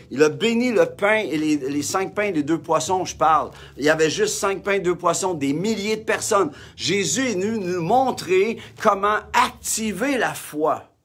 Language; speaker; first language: French; native; French